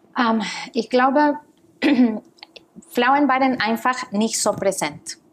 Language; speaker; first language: German; non-native, fluent; Spanish